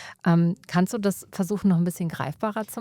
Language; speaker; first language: German; native; German